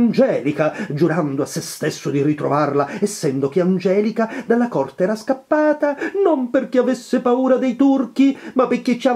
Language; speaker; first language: Italian; native; Italian